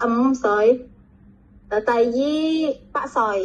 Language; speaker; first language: Chinese; non-native, learner; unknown